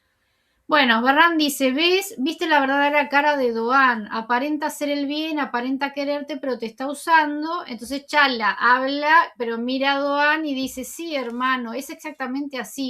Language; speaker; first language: Spanish; native; Spanish